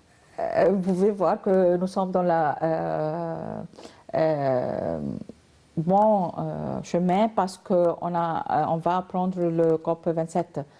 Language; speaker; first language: French; non-native, learner; Arabic